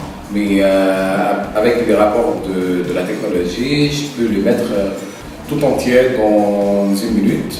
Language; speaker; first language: French; non-native, fluent; Arabic